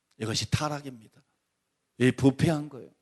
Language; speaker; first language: Korean; native; Korean